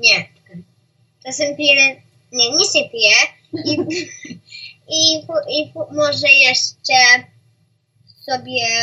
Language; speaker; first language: Polish; early bilingual, heritage; Polish